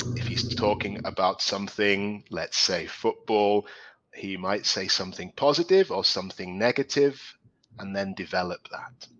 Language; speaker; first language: English; native; English